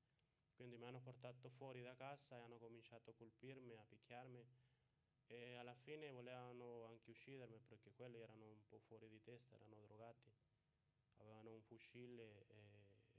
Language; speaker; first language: Italian; non-native, fluent; Spanish